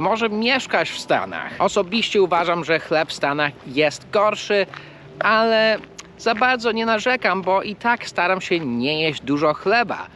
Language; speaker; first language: Polish; non-native, fluent; English